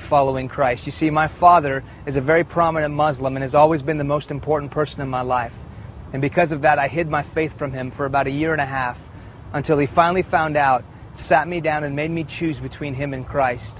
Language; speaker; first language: English; early bilingual, other home language; Persian